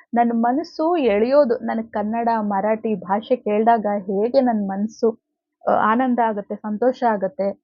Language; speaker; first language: Kannada; native; Kannada